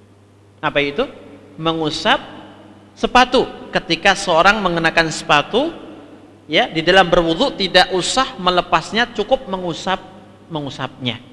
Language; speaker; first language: Indonesian; native; Indonesian